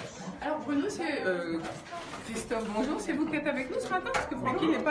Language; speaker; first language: French; native; French